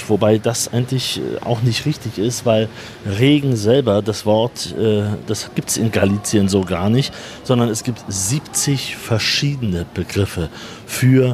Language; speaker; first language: German; native; German